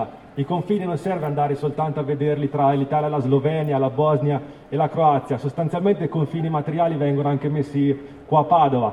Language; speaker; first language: Italian; native; Italian